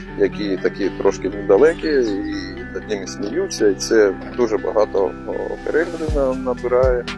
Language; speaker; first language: Ukrainian; non-native, local second language; Russian